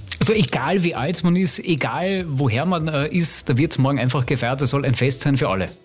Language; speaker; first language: German; native; German